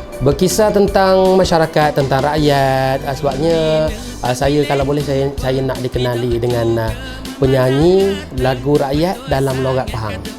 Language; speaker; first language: Malay; native; Malay